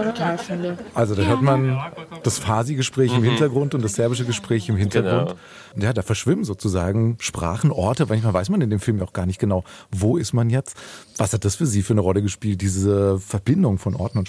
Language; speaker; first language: German; native; German